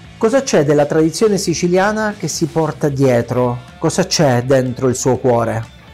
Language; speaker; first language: Italian; native; Italian